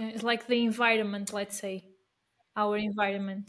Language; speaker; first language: English; non-native, fluent; Portuguese